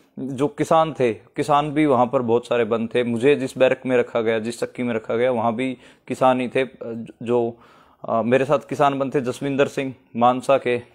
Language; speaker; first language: Hindi; native; Hindi